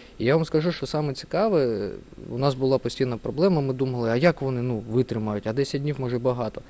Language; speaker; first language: Ukrainian; non-native, local second language; Russian